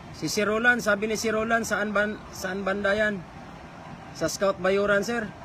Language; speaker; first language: Filipino; non-native, local second language; Cebuano